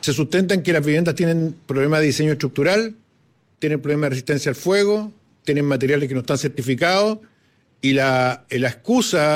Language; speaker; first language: Spanish; native; Spanish